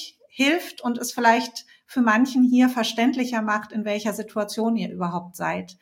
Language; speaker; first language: German; native; German